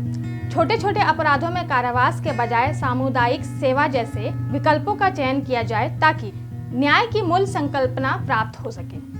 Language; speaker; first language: Hindi; native; Hindi